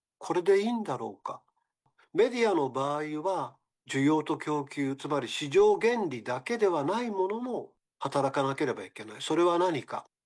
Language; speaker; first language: Japanese; native; Japanese